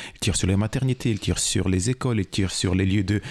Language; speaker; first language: French; non-native, fluent; Ukrainian